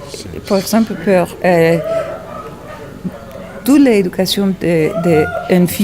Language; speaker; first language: French; non-native, learner; English